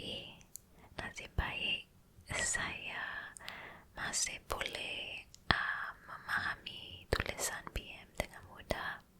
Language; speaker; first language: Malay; non-native, local second language; Chinese